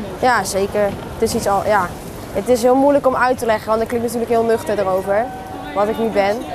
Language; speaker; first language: Dutch; early bilingual, heritage; Dutch